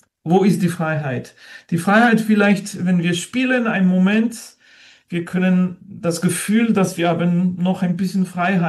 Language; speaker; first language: German; non-native, learner; French